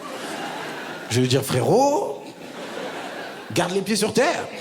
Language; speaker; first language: French; native; French